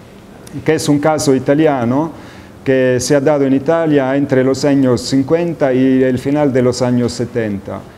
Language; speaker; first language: Spanish; non-native, fluent; Italian